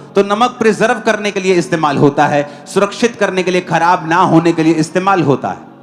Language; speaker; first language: Hindi; non-native, local second language; Punjabi